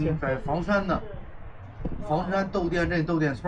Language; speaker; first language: Chinese; native; Chinese